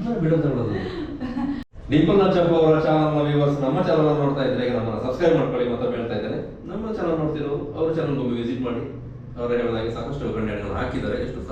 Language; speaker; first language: Kannada; non-native, local second language; Kodava